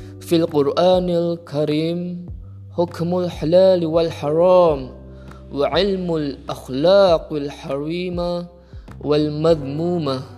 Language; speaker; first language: Arabic; non-native, learner; Indonesian